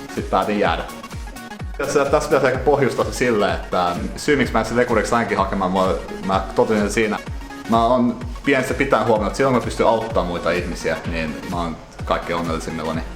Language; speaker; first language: Finnish; non-native, local second language; Swedish